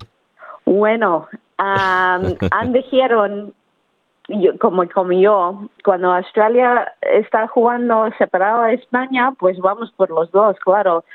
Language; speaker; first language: Spanish; early bilingual, heritage; Spanish